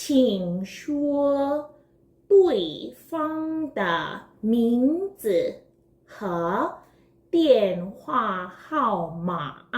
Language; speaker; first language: Chinese; non-native, fluent; Korean